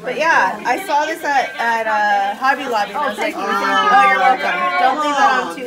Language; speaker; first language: English; native; English